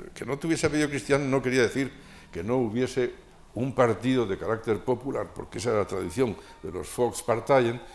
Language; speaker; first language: Spanish; native; Spanish